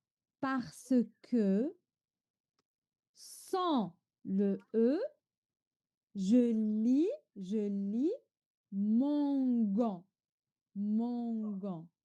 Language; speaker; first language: French; non-native, fluent; Chinese